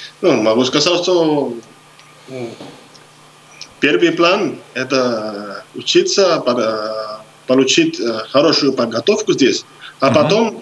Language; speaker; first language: Russian; non-native, learner; Spanish